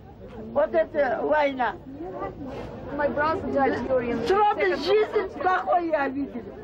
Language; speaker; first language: Russian; non-native, local second language; Kyrgyz